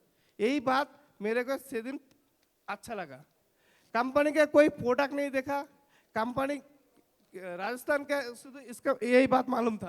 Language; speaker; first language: Hindi; non-native, local second language; Bangla